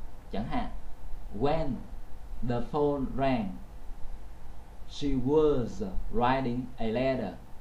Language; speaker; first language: English; non-native, fluent; Vietnamese